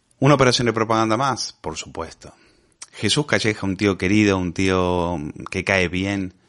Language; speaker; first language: Spanish; native; Spanish